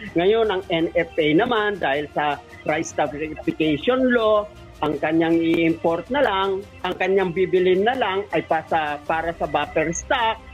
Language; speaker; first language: Filipino; non-native, local second language; Pampanga